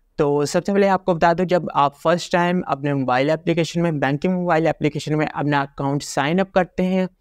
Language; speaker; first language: Urdu; non-native, local second language; Punjabi